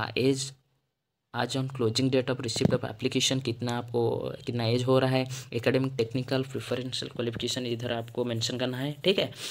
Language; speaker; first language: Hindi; non-native, local second language; Odia